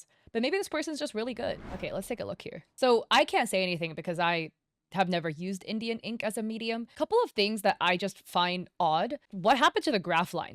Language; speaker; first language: English; native; English